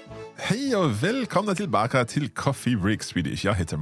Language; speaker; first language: Swedish; non-native, learner; English